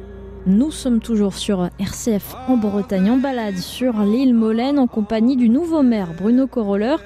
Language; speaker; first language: French; native; French